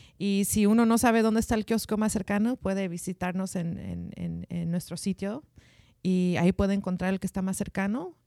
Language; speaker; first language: Spanish; early bilingual, heritage; Spanish